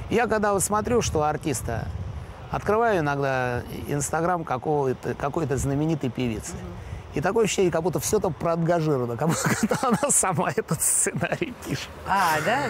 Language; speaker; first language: Russian; native; Russian